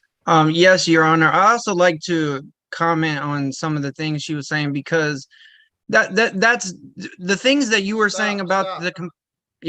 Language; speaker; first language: English; native; English